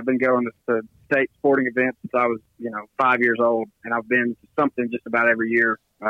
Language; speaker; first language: English; native; English